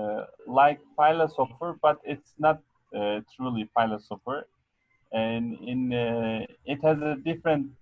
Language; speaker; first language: English; non-native, fluent; Arabic